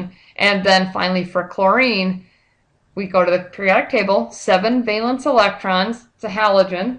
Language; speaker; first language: English; native; English